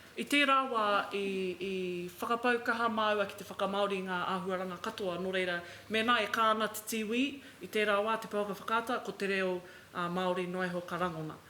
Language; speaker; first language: Māori; non-native, local second language; English